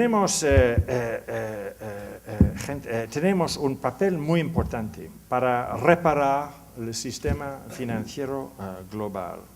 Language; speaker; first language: Spanish; non-native, learner; English